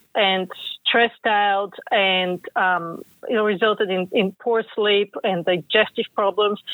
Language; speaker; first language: English; non-native, fluent; Bulgarian